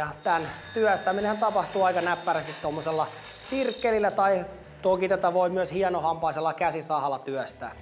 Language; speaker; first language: Finnish; native; Finnish